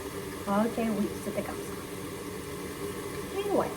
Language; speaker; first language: French; non-native, learner; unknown